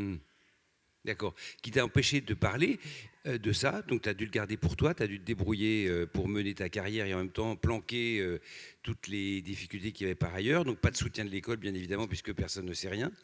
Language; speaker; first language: French; native; French